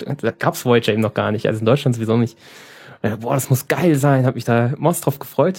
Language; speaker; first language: German; native; German